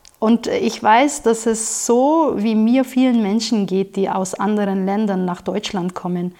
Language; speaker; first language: German; non-native, fluent; Turkish